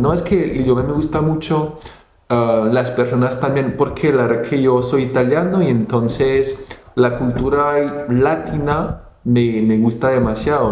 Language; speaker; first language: Spanish; non-native, fluent; Italian